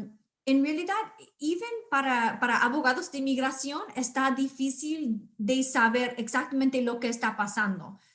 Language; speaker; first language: Spanish; non-native, fluent; English